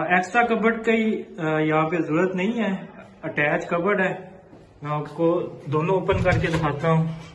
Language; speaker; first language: Urdu; non-native, local second language; Punjabi